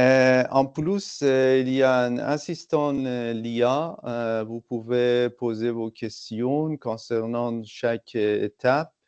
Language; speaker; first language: French; non-native, fluent; Persian